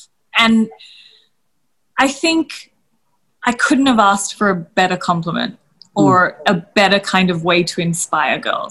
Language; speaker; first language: English; native; English